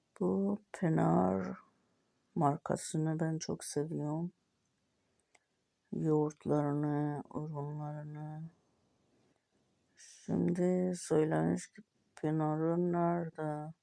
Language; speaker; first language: Turkish; non-native, learner; Azerbaijani